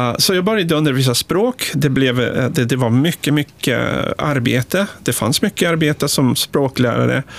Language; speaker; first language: Swedish; early bilingual, other home language; Spanish